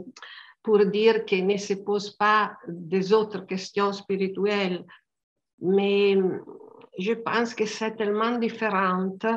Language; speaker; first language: French; non-native, learner; Italian